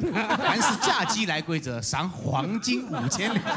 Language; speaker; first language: Chinese; native; Chinese